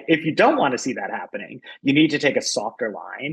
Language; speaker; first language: English; native; English